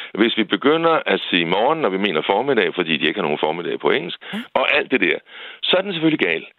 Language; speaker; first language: Danish; native; Danish